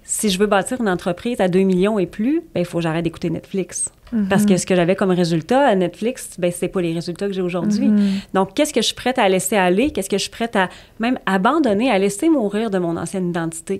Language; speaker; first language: French; native; French